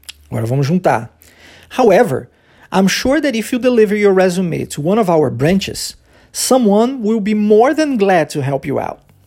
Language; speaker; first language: English; early bilingual, other home language; Portuguese